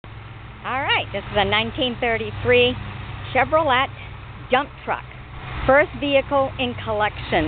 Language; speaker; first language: English; native; English